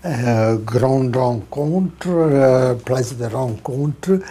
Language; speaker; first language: French; non-native, fluent; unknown